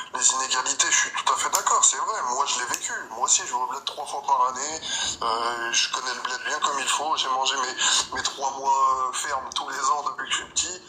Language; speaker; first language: French; early bilingual, other home language; Arabic